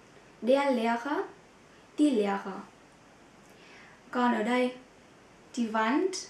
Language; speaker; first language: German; non-native, fluent; Vietnamese